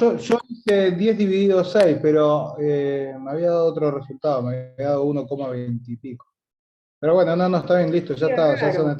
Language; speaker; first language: Spanish; native; Spanish